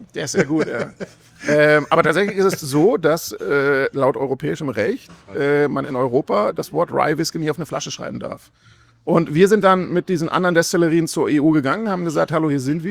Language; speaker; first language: German; native; German